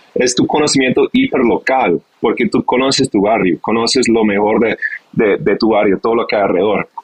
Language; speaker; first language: Spanish; non-native, fluent; English